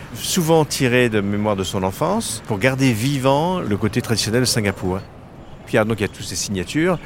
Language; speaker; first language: French; native; French